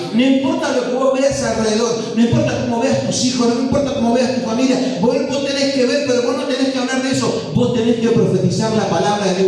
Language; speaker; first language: Spanish; native; Spanish